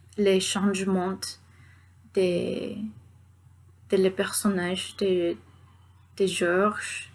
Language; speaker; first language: French; non-native, learner; Spanish